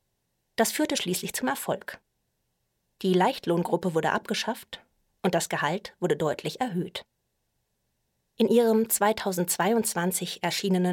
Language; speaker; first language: German; native; German